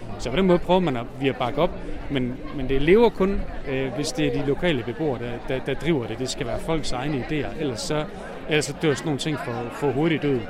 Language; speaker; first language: Danish; native; Danish